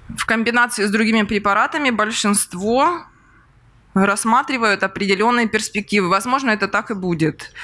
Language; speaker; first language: Russian; native; Russian